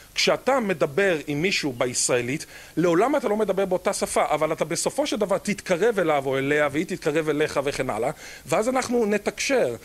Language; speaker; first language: Hebrew; native; Hebrew